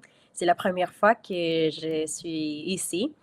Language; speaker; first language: French; non-native, fluent; Spanish